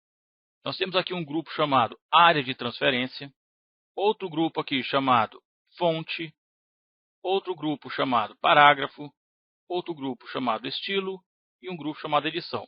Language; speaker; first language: Portuguese; native; Portuguese